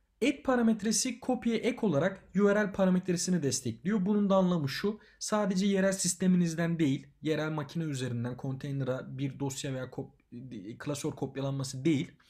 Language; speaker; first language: Turkish; native; Turkish